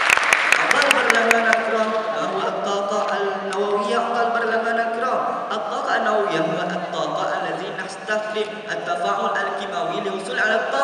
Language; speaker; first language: Arabic; non-native, learner; Malay